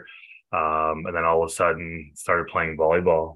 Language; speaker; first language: English; native; English